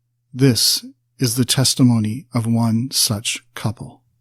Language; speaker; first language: English; native; English